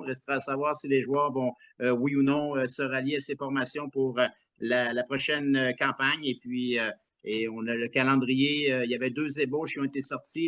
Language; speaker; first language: French; native; French